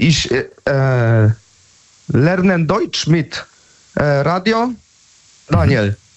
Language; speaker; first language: German; non-native, learner; Polish